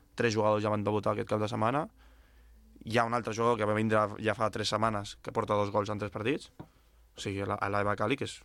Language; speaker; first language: Catalan; native; Catalan